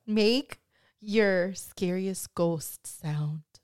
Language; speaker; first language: English; early bilingual, other home language; Spanish